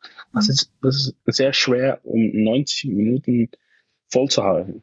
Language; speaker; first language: German; non-native, fluent; Dutch